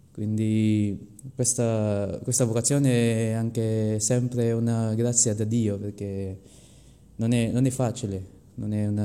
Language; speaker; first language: Italian; non-native, fluent; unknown